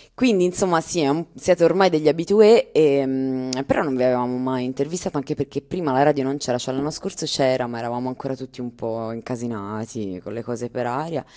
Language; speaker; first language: Italian; native; Italian